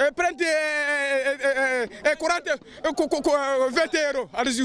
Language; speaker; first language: Italian; non-native, learner; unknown